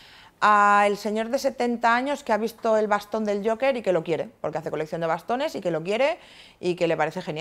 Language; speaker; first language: Spanish; native; Spanish